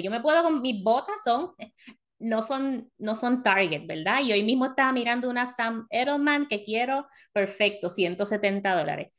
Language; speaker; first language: Spanish; early bilingual, heritage; Spanish